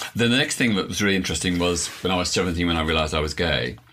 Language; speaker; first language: English; native; English